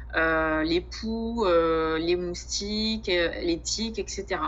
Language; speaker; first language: French; native; French